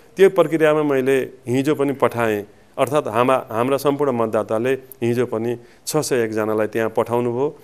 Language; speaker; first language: Nepali; native; Nepali